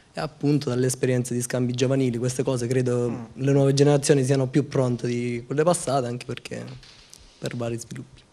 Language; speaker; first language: Italian; native; Italian